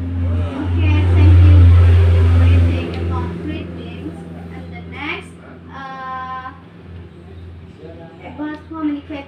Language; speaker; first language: English; non-native, learner; Indonesian